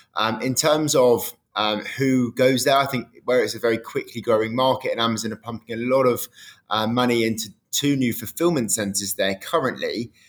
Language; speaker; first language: English; native; English